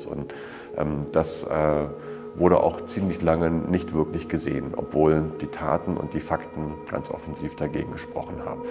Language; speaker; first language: German; native; German